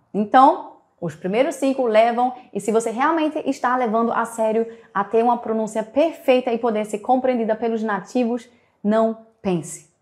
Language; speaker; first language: Portuguese; native; Portuguese